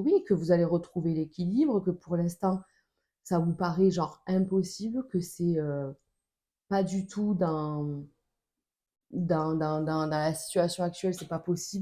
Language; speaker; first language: French; native; French